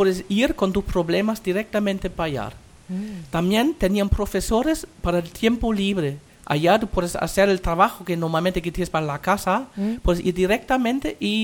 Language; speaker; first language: Spanish; non-native, fluent; German